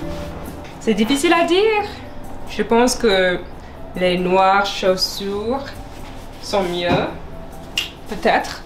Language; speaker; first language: French; non-native, learner; English